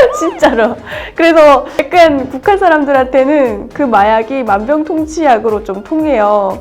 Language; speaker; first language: Korean; native; Korean